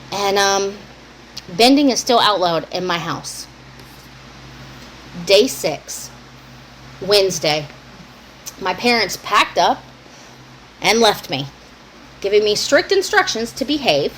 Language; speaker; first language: English; native; English